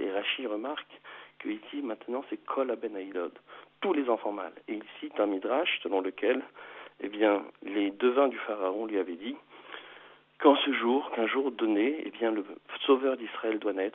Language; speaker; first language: French; native; French